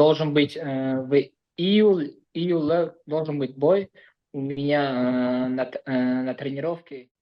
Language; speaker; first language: Russian; non-native, fluent; Uzbek